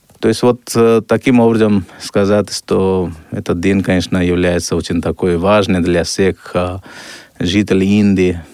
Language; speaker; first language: Russian; non-native, fluent; Hindi